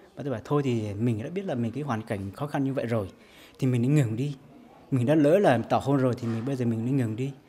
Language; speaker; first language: Vietnamese; non-native, local second language; Hmong